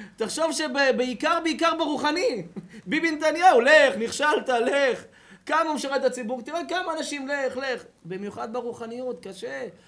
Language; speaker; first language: Hebrew; native; Hebrew